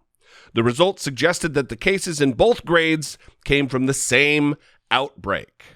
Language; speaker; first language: English; native; English